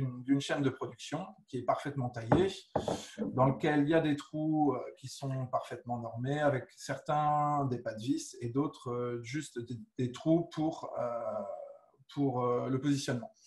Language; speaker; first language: French; native; French